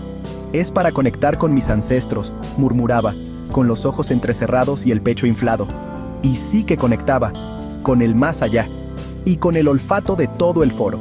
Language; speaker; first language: Spanish; native; Spanish